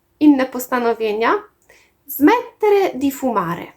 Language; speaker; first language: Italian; non-native, fluent; Polish